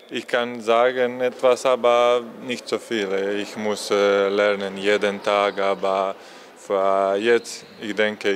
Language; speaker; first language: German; non-native, learner; Croatian